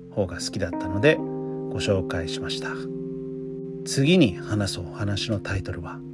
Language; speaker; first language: Japanese; non-native, fluent; English